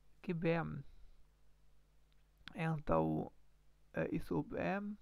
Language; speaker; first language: Portuguese; non-native, learner; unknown